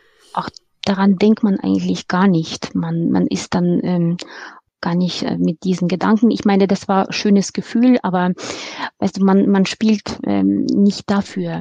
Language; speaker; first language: German; non-native, fluent; Ukrainian